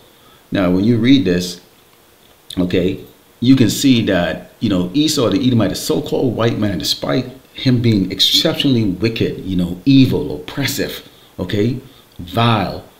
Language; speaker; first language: English; native; English